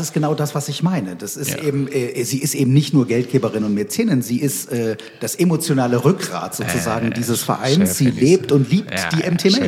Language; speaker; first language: German; native; German